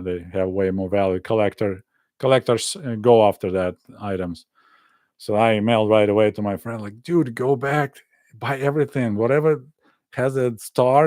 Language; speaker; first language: English; non-native, fluent; Russian